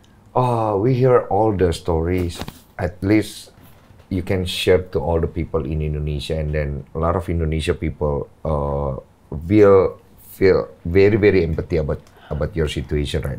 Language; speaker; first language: English; non-native, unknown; Indonesian